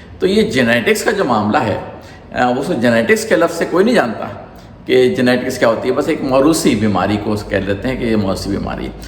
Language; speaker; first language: Urdu; native; Urdu